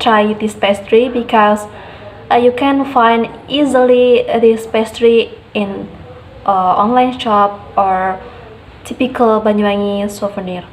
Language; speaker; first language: English; non-native, learner; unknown